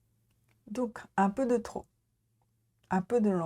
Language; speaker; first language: French; non-native, learner; Japanese